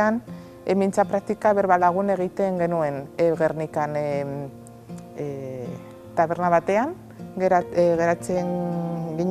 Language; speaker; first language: Basque; non-native, local second language; Spanish